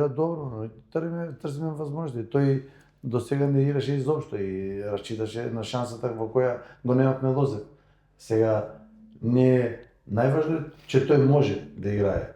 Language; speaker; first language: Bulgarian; non-native, learner; Macedonian